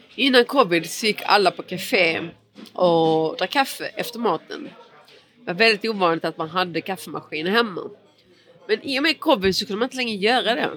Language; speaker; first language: Swedish; early bilingual, other home language; Portuguese